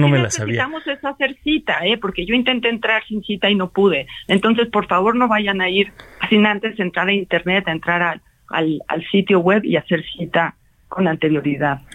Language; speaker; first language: Spanish; native; Spanish